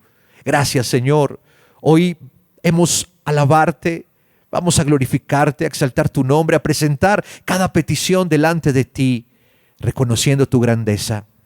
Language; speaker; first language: Spanish; native; Spanish